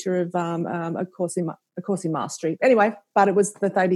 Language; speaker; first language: English; native; English